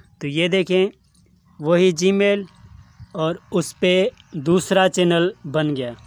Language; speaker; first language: Urdu; non-native, local second language; Sindhi